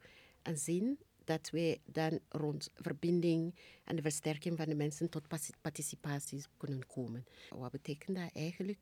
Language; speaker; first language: Dutch; non-native, fluent; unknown